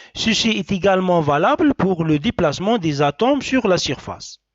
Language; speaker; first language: French; non-native, local second language; Arabic